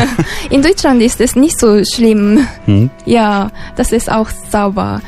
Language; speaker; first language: German; non-native, learner; Japanese